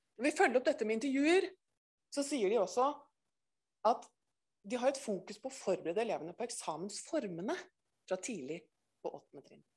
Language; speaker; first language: Norwegian; native; Norwegian